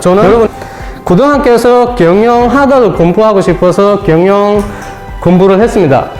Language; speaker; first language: Korean; non-native, fluent; Sinhala